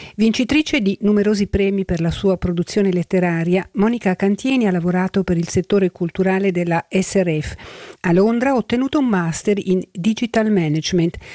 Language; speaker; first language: Italian; native; Italian